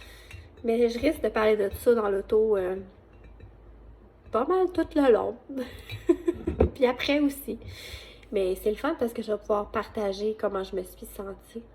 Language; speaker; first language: French; native; French